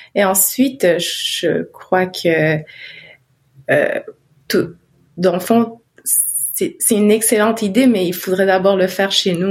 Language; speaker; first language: French; non-native, local second language; Innu-aimun